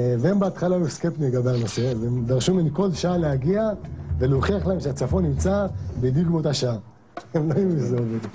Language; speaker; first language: Hebrew; native; Hebrew